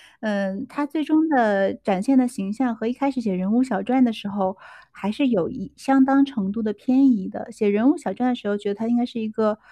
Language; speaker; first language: Chinese; native; Chinese